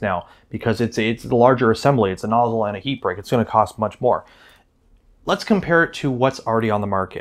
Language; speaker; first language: English; native; English